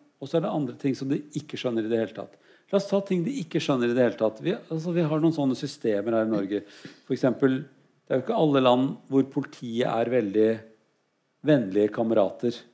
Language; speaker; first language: Norwegian; native; Norwegian